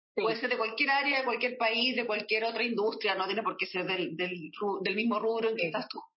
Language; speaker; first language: Spanish; native; Spanish